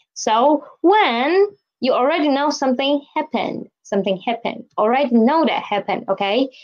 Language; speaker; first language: English; non-native, fluent; Chinese